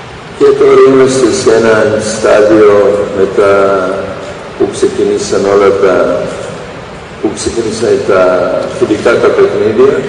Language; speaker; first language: Greek; non-native, fluent; Serbian